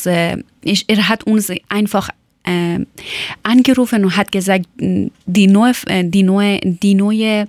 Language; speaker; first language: German; non-native, learner; Persian